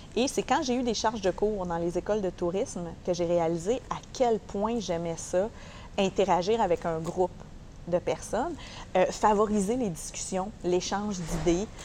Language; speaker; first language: French; native; French